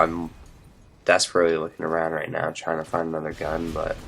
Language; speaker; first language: English; native; English